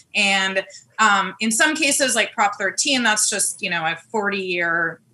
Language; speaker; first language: English; native; English